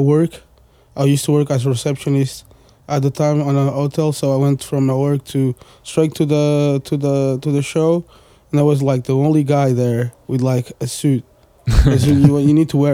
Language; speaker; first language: English; non-native, fluent; Portuguese